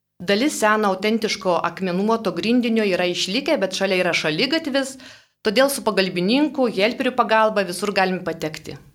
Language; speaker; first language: Lithuanian; native; Lithuanian